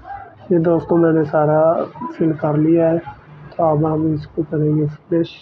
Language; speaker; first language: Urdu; non-native, local second language; Punjabi